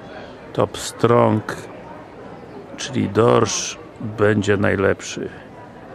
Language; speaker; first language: Polish; native; Polish